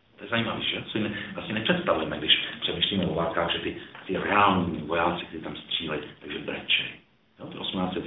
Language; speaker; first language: Czech; early bilingual, other home language; Croatian